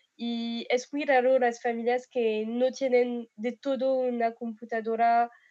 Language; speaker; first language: Spanish; non-native, learner; French